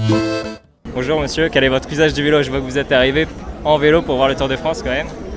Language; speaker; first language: French; native; French